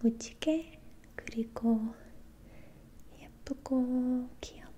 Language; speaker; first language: Korean; non-native, learner; English